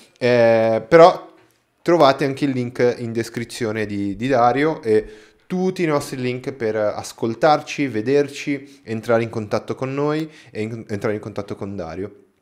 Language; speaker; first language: Italian; non-native, fluent; Portuguese